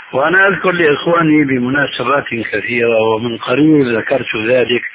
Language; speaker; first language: Arabic; early bilingual, other home language; Albanian